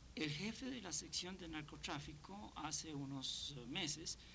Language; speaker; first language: Spanish; native; Spanish